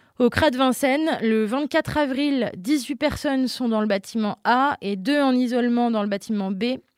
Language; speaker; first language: French; native; French